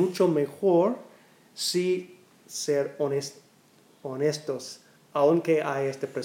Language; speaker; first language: Spanish; non-native, learner; English